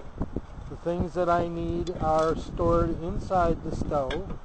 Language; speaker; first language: English; native; English